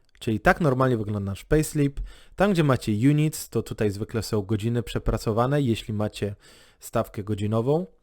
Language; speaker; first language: Polish; native; Polish